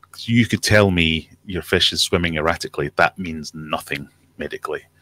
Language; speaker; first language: English; native; English